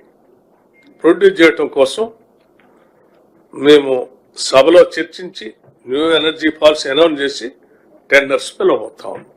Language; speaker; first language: Telugu; native; Telugu